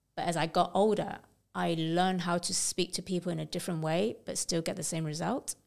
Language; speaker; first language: English; non-native, local second language; Cantonese